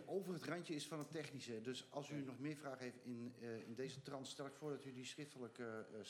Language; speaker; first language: Dutch; native; Dutch